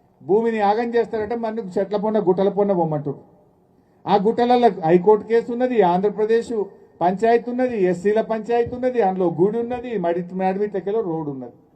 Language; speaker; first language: Telugu; native; Telugu